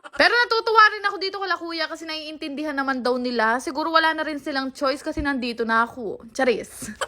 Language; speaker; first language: Filipino; native; Filipino